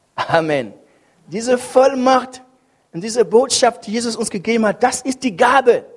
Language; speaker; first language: German; non-native, fluent; French